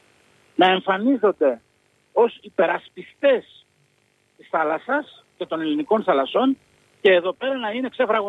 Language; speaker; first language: Greek; native; Greek